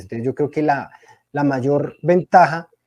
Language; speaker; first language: Spanish; native; Spanish